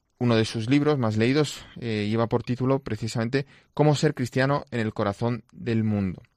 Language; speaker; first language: Spanish; non-native, local second language; Catalan